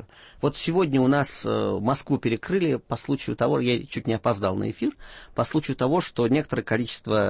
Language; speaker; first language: Russian; native; Russian